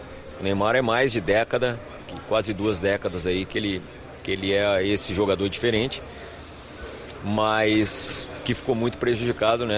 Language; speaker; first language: Portuguese; native; Portuguese